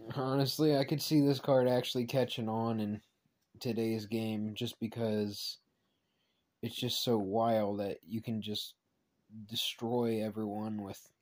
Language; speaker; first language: English; native; English